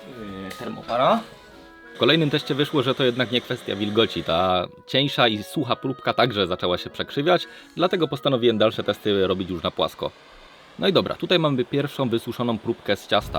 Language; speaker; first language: Polish; native; Polish